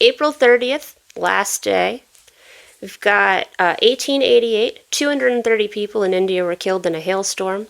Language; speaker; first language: English; native; English